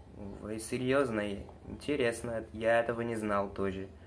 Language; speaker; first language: Russian; non-native, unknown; Portuguese